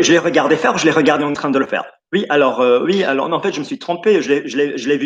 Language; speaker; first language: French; non-native, fluent; English